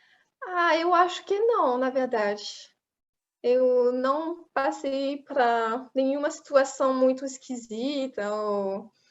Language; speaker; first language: Portuguese; non-native, fluent; French